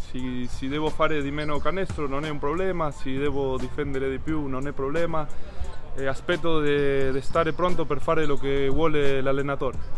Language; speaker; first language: Italian; non-native, fluent; Spanish